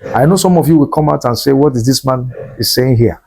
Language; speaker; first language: English; non-native, local second language; Yoruba